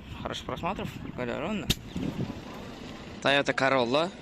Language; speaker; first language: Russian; non-native, local second language; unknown